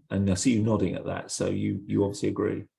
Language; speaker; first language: English; native; English